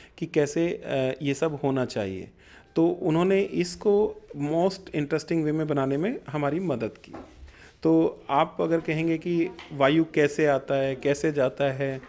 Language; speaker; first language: Hindi; non-native, local second language; Punjabi